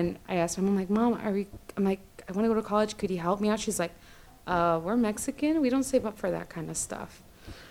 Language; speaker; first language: English; native; English